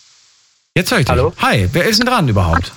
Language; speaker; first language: German; native; German